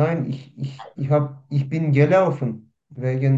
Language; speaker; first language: German; non-native, learner; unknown